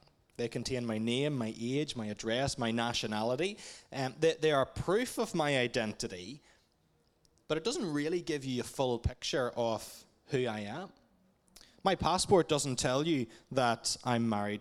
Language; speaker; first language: English; native; English